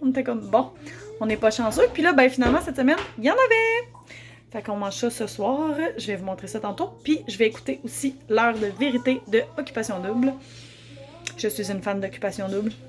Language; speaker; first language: French; native; French